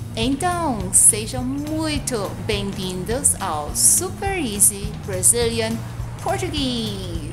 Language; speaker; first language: Portuguese; non-native, fluent; German